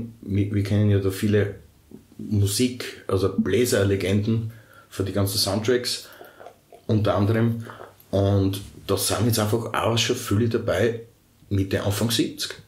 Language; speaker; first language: German; native; German